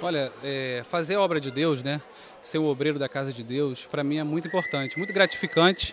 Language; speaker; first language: Portuguese; native; Portuguese